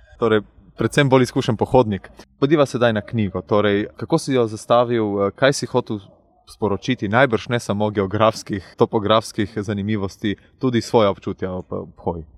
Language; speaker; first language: Slovenian; native; Slovenian